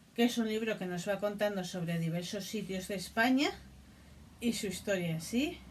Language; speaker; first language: Spanish; native; Spanish